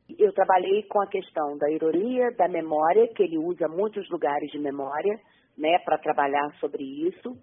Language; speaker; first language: Portuguese; native; Portuguese